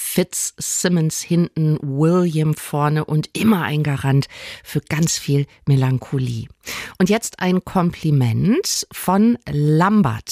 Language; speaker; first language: German; native; German